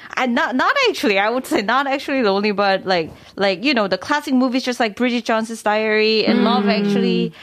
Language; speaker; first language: English; non-native, fluent; Korean